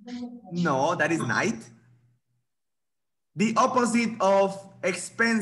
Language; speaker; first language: English; non-native, fluent; Spanish